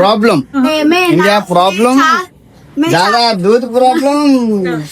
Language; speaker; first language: Hindi; non-native, local second language; Telugu